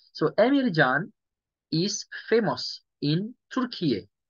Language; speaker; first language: English; non-native, local second language; Yoruba